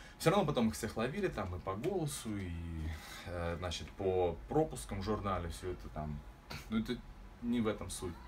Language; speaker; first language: Russian; native; Russian